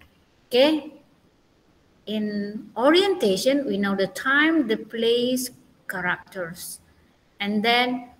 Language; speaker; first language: English; non-native, learner; Indonesian